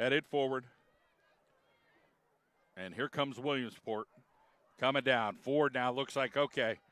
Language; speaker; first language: English; native; English